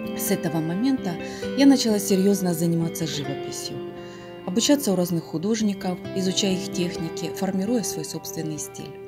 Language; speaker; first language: Russian; native; Russian